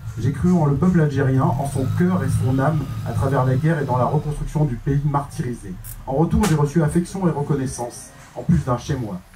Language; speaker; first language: French; native; French